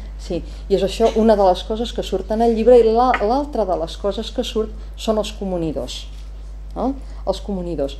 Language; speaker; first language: Catalan; native; Catalan